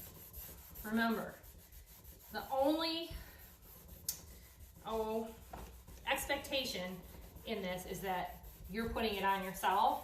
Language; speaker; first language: English; native; English